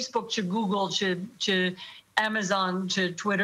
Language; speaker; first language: Polish; non-native, fluent; English